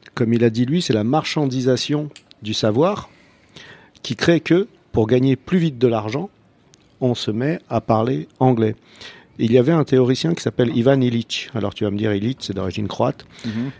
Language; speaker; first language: French; non-native, fluent; Croatian